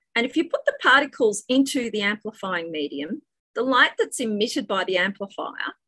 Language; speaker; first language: English; native; English